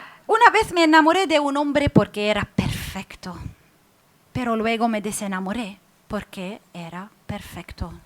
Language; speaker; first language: Spanish; non-native, fluent; Arabic